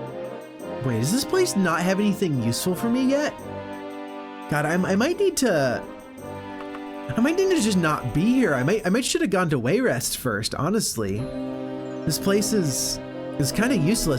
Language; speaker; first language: English; native; English